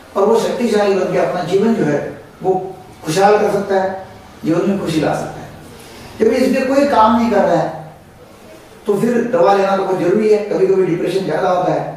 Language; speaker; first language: Hindi; non-native, local second language; Marathi